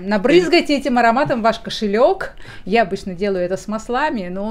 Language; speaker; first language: Russian; native; Russian